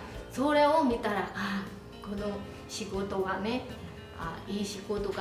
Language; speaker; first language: Japanese; non-native, learner; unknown